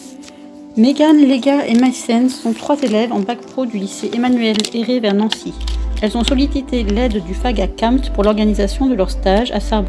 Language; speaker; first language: French; native; French